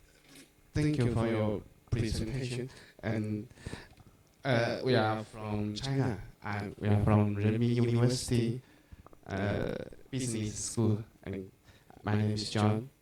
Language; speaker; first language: English; non-native, learner; Chinese